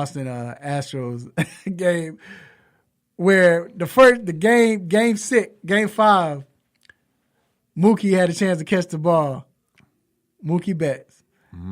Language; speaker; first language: English; native; English